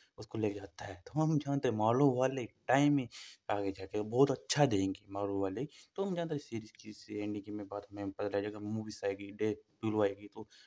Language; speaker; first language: Hindi; non-native, local second language; Punjabi